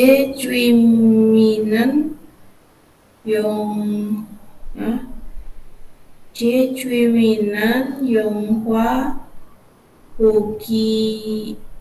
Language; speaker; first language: Korean; non-native, learner; Indonesian